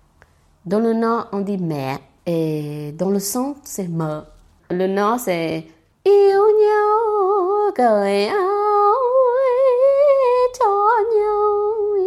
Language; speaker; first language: French; non-native, learner; Vietnamese